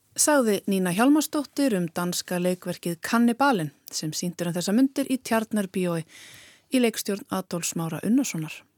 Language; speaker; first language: Icelandic; native; Icelandic